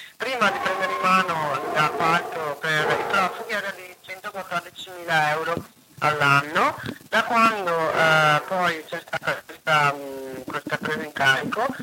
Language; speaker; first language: Italian; native; Italian